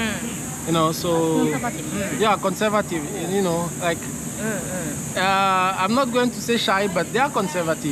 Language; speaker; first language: English; non-native, learner; French